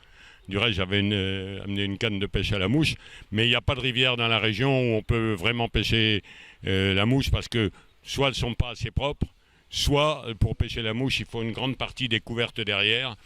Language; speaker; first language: French; native; French